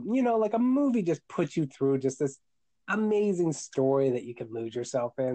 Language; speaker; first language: English; native; English